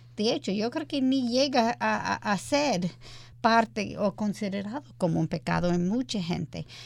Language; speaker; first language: Spanish; early bilingual, heritage; English